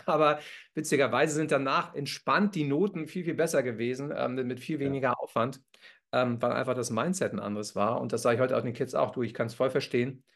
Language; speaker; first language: German; native; German